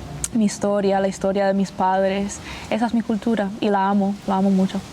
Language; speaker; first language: Spanish; early bilingual, other home language; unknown